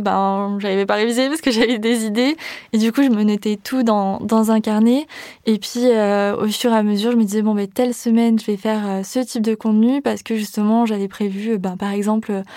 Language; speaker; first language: French; native; French